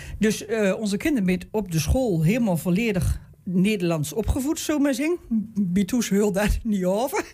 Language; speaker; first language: Dutch; native; Dutch